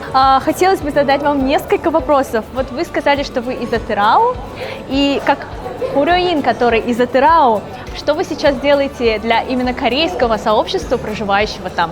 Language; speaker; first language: Russian; native; Russian